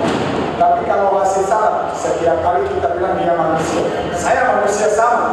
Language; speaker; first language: Indonesian; non-native, fluent; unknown